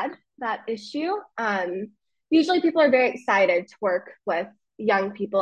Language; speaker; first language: English; native; English